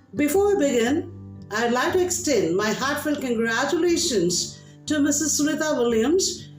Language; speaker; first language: English; non-native, local second language; Tamil